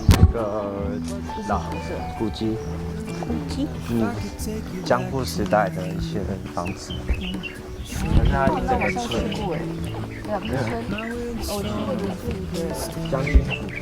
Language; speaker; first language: Chinese; native; Chinese